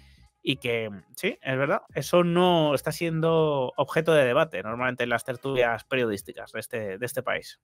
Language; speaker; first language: Spanish; native; Spanish